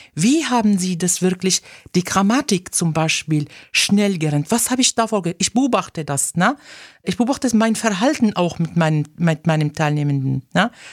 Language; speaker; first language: German; non-native, fluent; Arabic